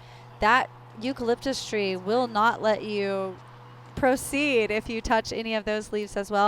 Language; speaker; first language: English; native; English